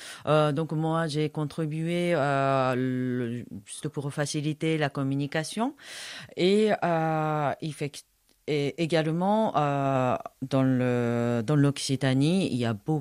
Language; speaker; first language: French; non-native, fluent; Japanese